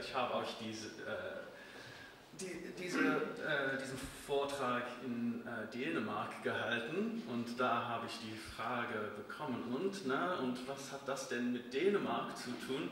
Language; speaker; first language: German; non-native, fluent; English